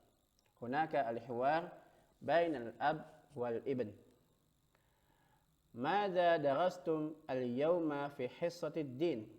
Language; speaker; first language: Arabic; non-native, fluent; Indonesian